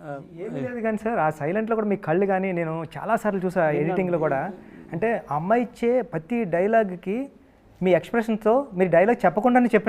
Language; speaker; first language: Telugu; native; Telugu